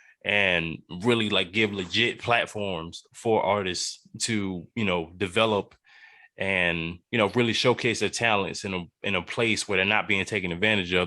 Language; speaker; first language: English; native; English